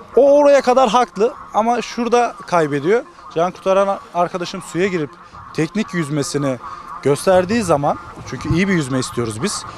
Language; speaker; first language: Turkish; native; Turkish